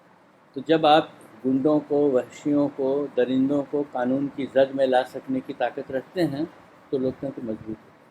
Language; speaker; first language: Hindi; native; Hindi